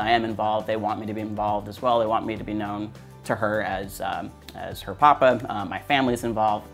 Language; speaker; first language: English; native; English